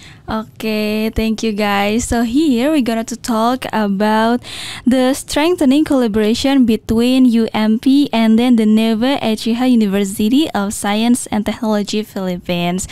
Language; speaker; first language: English; non-native, learner; Indonesian